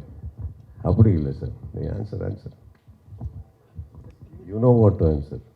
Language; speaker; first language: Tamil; non-native, local second language; Kannada